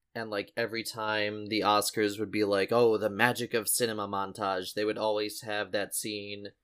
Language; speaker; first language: English; native; English